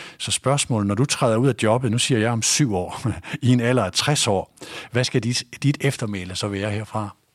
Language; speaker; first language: Danish; native; Danish